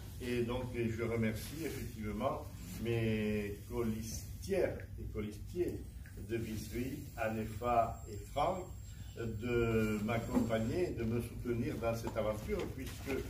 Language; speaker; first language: French; native; French